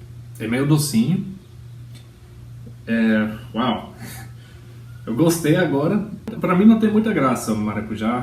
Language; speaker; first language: Portuguese; non-native, fluent; English